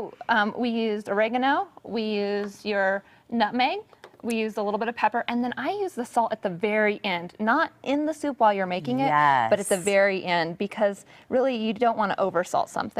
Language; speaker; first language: English; native; English